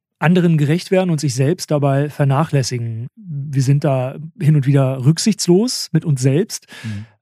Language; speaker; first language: German; native; German